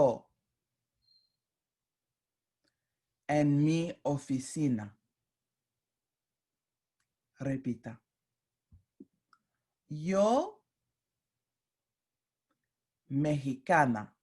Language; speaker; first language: Spanish; non-native, fluent; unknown